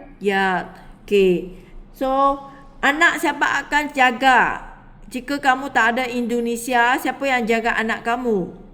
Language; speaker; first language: Malay; non-native, local second language; Chinese